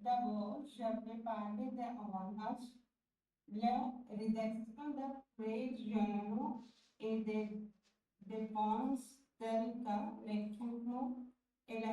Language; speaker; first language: French; non-native, learner; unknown